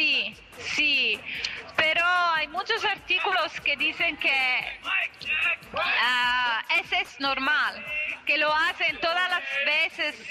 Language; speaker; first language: Spanish; non-native, fluent; Italian